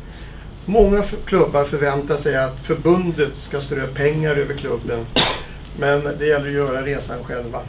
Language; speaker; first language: Swedish; native; Swedish